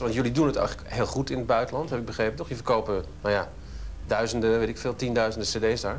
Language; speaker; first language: Dutch; native; Dutch